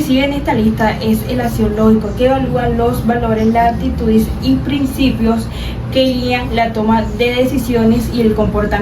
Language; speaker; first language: Spanish; native; Spanish